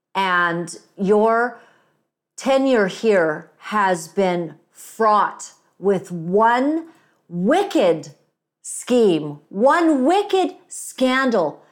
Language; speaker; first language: English; native; English